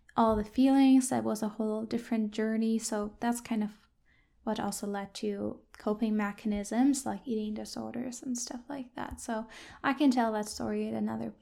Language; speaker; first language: English; non-native, fluent; German